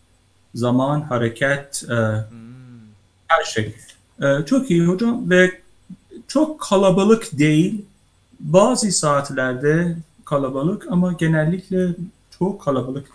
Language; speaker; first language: Turkish; non-native, learner; Persian